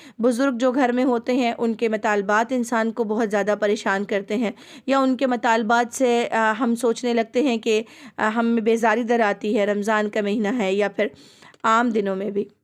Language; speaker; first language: Urdu; native; Urdu